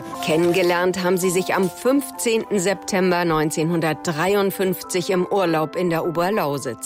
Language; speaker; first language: German; native; German